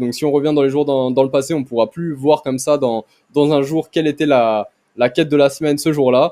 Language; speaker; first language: French; native; French